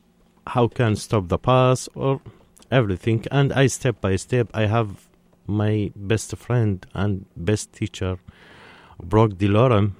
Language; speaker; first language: English; non-native, learner; Arabic